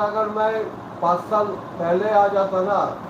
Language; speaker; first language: Hindi; non-native, local second language; Santali